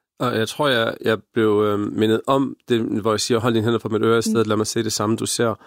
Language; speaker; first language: Danish; early bilingual, other home language; Arabic